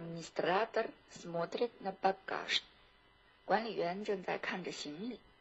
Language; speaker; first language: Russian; non-native, fluent; Chinese